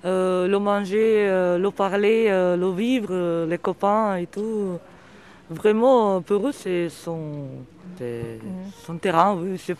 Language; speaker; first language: French; early bilingual, other home language; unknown